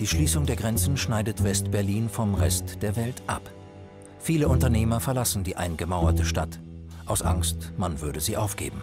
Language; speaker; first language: German; native; German